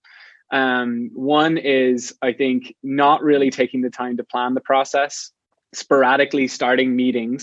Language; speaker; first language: English; native; English